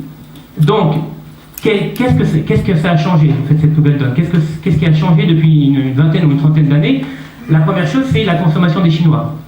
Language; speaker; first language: French; native; French